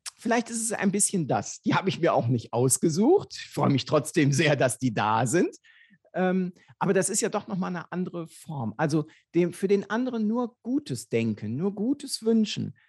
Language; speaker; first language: German; native; German